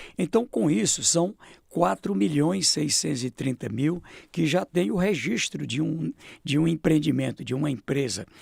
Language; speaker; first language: Portuguese; native; Portuguese